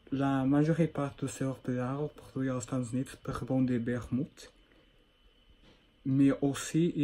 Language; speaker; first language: French; non-native, learner; Portuguese